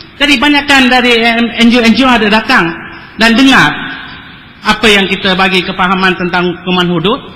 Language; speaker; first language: Malay; non-native, local second language; Tamil